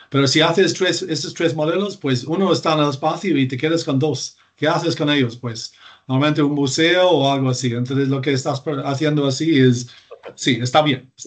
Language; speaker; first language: Spanish; non-native, fluent; English